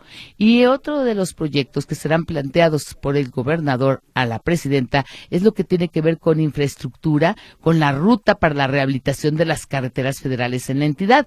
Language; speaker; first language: Spanish; native; Spanish